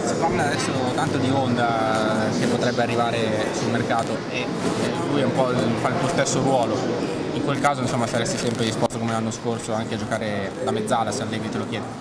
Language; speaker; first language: Italian; native; Italian